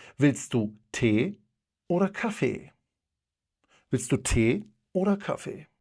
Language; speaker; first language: German; non-native, fluent; Polish